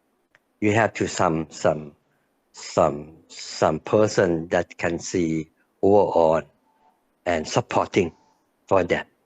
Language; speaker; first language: English; non-native, learner; Thai